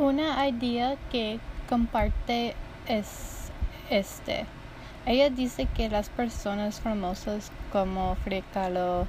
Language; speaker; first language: Spanish; non-native, learner; English